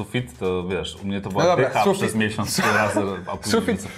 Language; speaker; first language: Polish; native; Polish